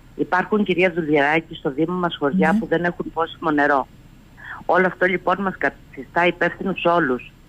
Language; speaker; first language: Greek; native; Greek